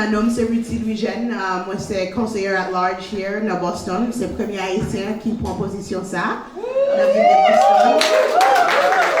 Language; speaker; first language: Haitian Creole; early bilingual, heritage; Haitian Creole